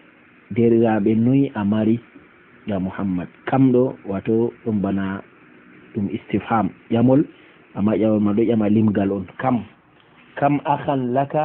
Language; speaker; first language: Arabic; non-native, fluent; Fula